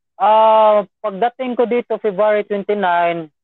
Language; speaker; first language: Filipino; non-native, local second language; Cebuano